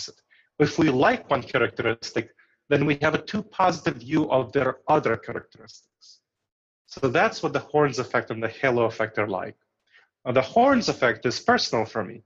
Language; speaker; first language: English; early bilingual, other home language; Romanian